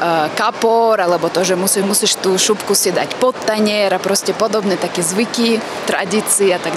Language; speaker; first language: Slovak; non-native, fluent; Russian